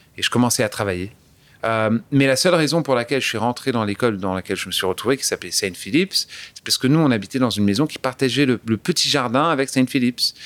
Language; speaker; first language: French; early bilingual, other home language; English